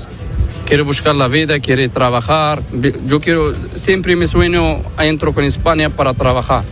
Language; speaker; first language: Spanish; non-native, learner; Arabic